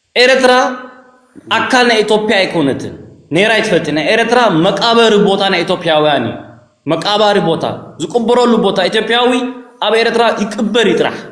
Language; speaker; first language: Tigrinya; early bilingual, heritage; Tigrinya